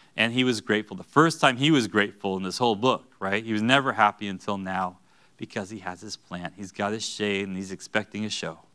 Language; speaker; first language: English; native; English